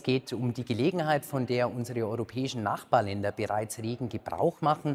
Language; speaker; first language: German; native; German